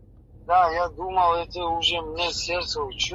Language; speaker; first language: Russian; non-native, learner; Tajik